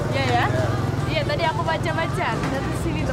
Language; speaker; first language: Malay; non-native, local second language; Indonesian